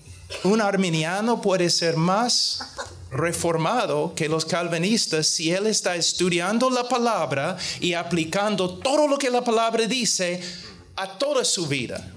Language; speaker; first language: Spanish; non-native, fluent; English